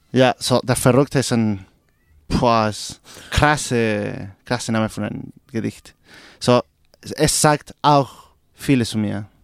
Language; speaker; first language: German; non-native, learner; Spanish